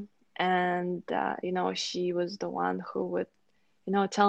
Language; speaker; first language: English; non-native, fluent; Russian